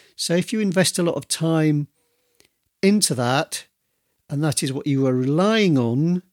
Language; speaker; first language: English; native; English